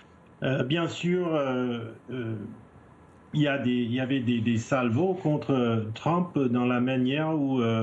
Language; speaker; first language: French; non-native, fluent; English